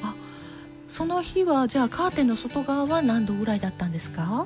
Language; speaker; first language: Japanese; native; Japanese